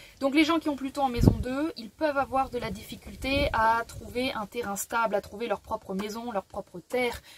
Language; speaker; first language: French; native; French